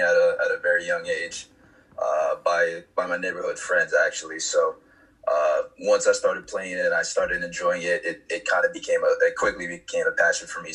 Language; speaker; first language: English; native; English